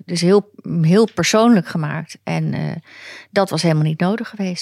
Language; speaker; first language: Dutch; native; Dutch